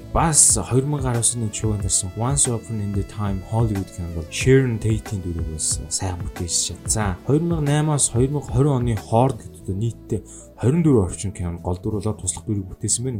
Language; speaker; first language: Mongolian; native; Mongolian